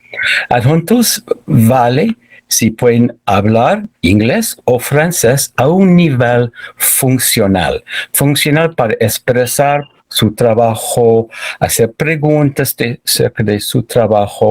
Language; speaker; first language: Spanish; non-native, fluent; English